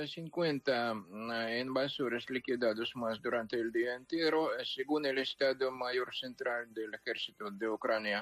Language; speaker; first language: Spanish; non-native, fluent; Ukrainian